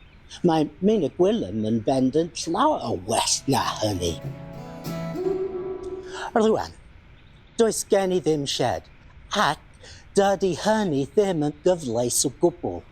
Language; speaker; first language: Welsh; non-native, learner; English